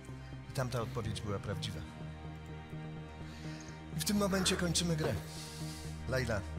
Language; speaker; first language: Polish; native; Polish